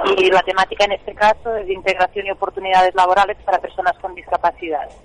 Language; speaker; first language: Spanish; non-native, local second language; Catalan